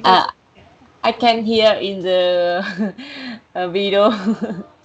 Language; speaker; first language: English; non-native, learner; Vietnamese